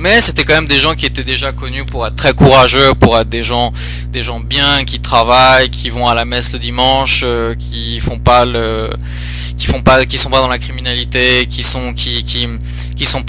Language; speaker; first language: French; early bilingual, other home language; Portuguese